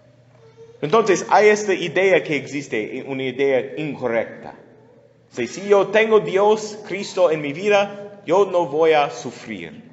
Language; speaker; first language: Spanish; non-native, fluent; English